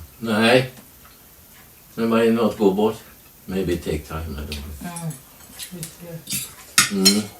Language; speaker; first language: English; non-native, learner; Swedish